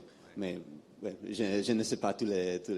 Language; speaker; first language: French; non-native, fluent; Italian